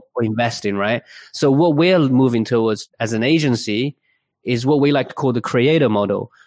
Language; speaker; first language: English; early bilingual, other home language; Chinese